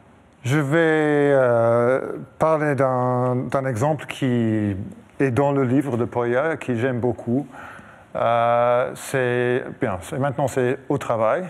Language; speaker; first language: French; non-native, fluent; English